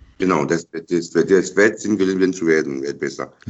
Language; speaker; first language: German; non-native, learner; French